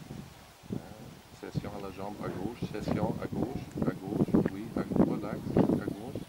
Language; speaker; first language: French; non-native, learner; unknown